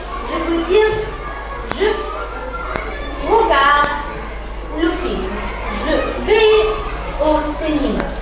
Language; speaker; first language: French; non-native, fluent; Arabic